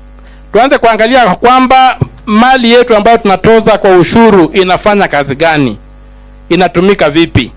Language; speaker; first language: Swahili; non-native, local second language; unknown